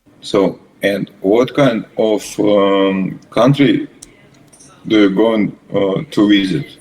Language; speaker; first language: English; non-native, learner; Russian